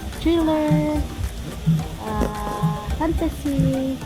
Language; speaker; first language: English; non-native, local second language; Cebuano